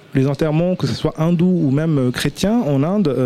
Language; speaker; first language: French; early bilingual, other home language; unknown